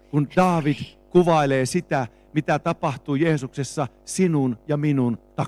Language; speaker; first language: Finnish; native; Finnish